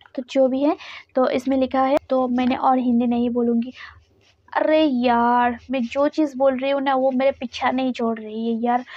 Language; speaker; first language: Hindi; non-native, local second language; Bangla